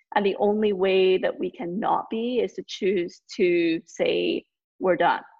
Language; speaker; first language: English; native; English